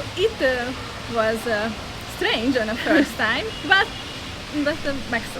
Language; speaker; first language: English; non-native, learner; Hungarian